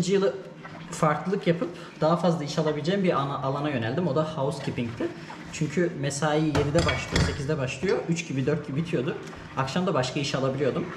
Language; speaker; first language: Turkish; native; Turkish